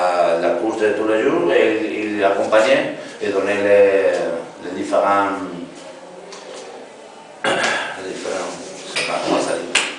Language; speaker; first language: French; non-native, learner; Spanish